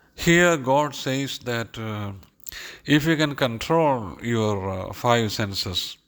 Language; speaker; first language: English; non-native, local second language; Malayalam